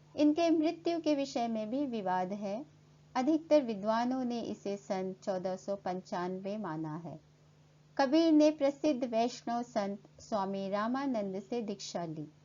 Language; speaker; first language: Hindi; native; Hindi